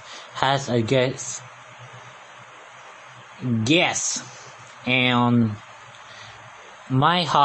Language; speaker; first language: English; non-native, local second language; Filipino